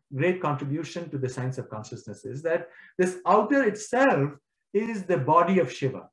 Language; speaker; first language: English; non-native, local second language; Kashmiri